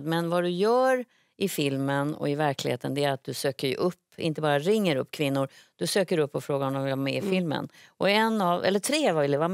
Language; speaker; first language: Swedish; native; Swedish